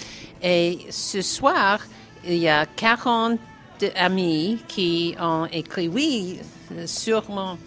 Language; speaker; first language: French; non-native, learner; English